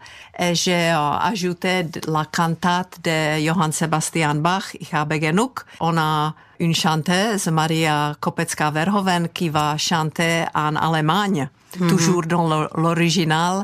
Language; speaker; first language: French; non-native, fluent; Czech